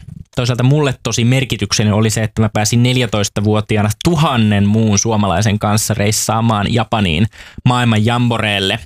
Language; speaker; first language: Finnish; native; Finnish